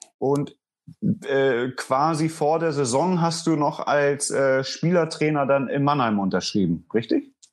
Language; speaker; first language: German; native; German